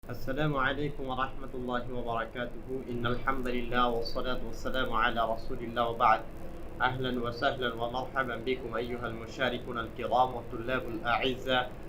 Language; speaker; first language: Arabic; non-native, local second language; Bangla